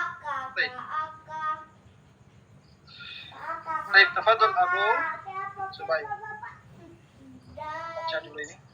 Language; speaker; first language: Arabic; non-native, learner; Indonesian